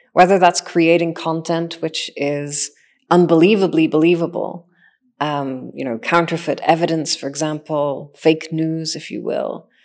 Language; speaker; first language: English; native; English